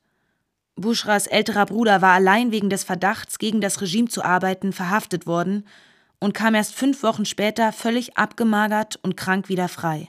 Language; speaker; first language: German; native; German